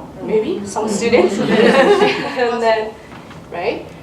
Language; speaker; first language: English; non-native, learner; Japanese